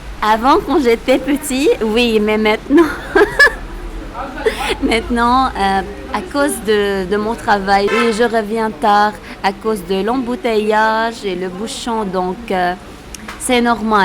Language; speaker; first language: French; non-native, local second language; Arabic